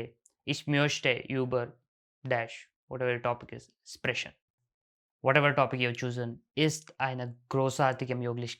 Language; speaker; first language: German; non-native, fluent; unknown